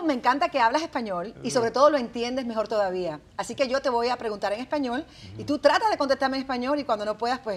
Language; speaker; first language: Spanish; native; Spanish